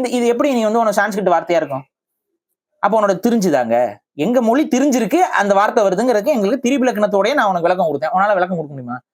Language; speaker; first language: Tamil; native; Tamil